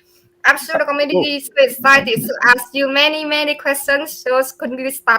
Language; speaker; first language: English; non-native, learner; Vietnamese